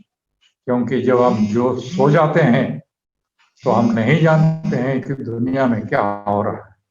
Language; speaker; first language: Hindi; native; Hindi